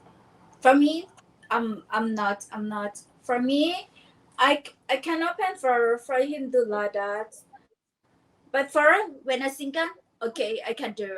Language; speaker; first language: English; non-native, learner; Thai